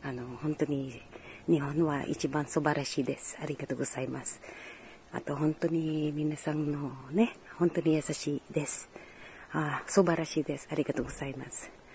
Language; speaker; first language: Japanese; non-native, learner; Filipino